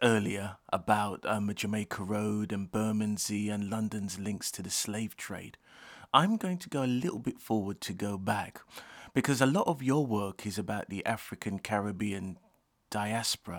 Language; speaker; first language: English; non-native, local second language; Jamaican Creole English